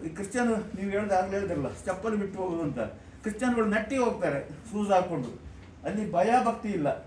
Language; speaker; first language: Kannada; non-native, local second language; Kodava